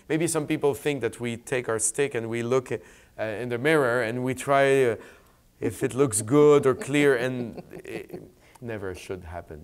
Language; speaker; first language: English; native; English